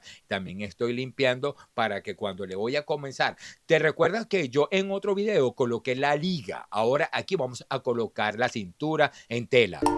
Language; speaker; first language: Spanish; native; Spanish